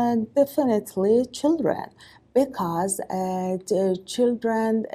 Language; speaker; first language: English; non-native, learner; Persian